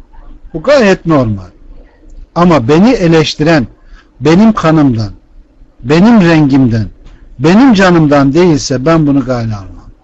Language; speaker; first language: Turkish; native; Turkish